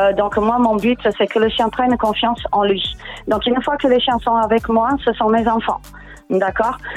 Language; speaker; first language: French; non-native, fluent; Portuguese